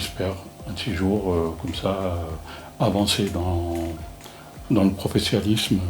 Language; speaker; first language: French; non-native, fluent; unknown